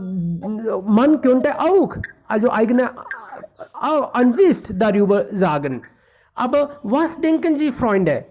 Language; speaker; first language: German; non-native, fluent; Hindi